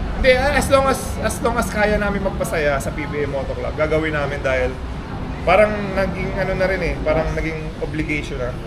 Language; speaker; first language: Filipino; native; Filipino